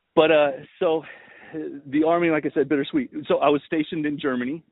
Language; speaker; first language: English; early bilingual, other home language; Romanian